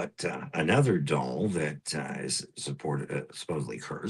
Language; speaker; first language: English; native; English